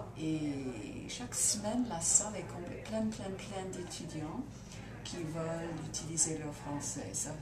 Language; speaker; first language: French; non-native, fluent; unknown